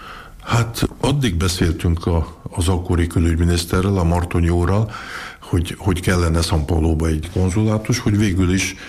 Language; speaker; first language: Hungarian; early bilingual, heritage; Hungarian